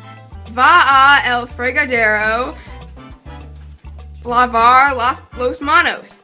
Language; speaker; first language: Spanish; non-native, learner; English